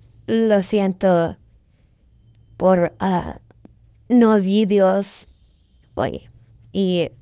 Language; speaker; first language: Spanish; non-native, learner; English